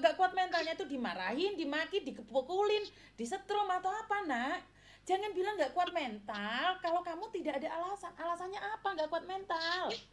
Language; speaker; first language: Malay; non-native, local second language; Javanese